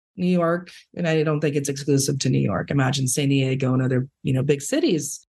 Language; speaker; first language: English; early bilingual, other home language; Spanish